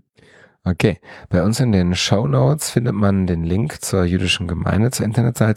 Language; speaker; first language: German; native; German